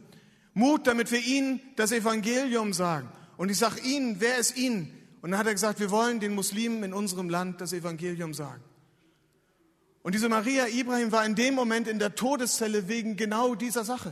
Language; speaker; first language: German; native; German